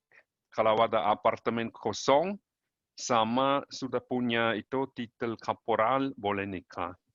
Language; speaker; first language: Indonesian; non-native, learner; German